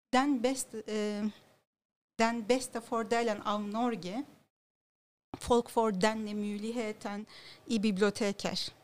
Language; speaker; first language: Norwegian; non-native, fluent; Turkish